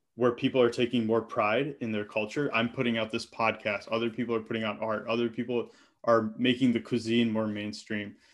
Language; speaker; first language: English; native; English